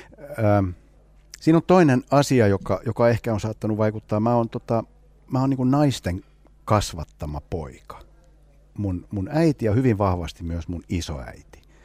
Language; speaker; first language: Finnish; native; Finnish